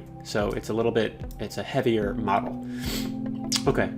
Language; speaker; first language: English; native; English